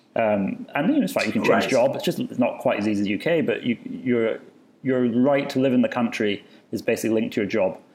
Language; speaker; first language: English; native; English